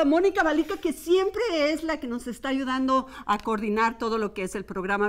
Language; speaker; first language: Spanish; native; Spanish